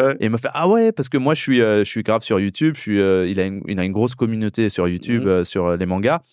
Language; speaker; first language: French; early bilingual, other home language; Persian